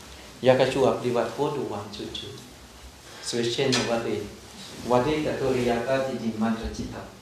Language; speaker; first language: Russian; non-native, learner; Thai